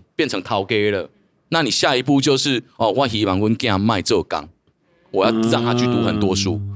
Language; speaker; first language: Chinese; native; Chinese